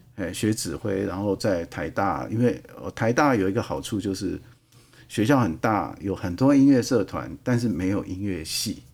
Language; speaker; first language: Chinese; native; Chinese